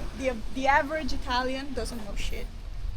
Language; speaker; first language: English; non-native, fluent; Italian